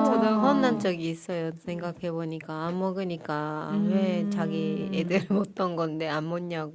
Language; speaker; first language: Korean; non-native, fluent; Japanese